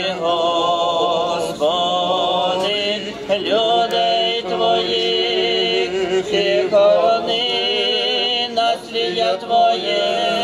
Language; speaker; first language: Ukrainian; native; Ukrainian